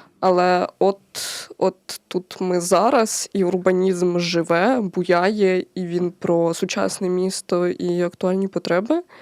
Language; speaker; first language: Ukrainian; native; Ukrainian